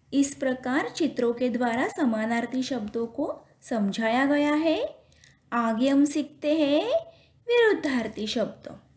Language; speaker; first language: Hindi; non-native, local second language; Marathi